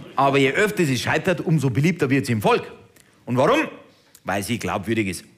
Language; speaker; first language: German; early bilingual, other home language; Turkish